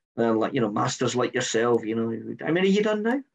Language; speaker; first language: English; native; English